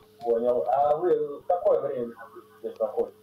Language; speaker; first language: Russian; native; Russian